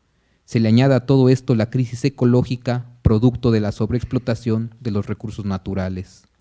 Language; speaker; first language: Spanish; native; Spanish